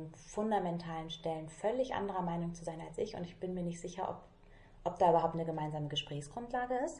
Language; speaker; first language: German; native; German